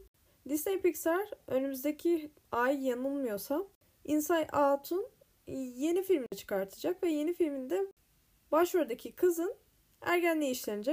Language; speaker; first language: Turkish; native; Turkish